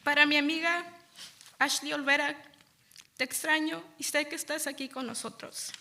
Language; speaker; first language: Spanish; early bilingual, heritage; Spanish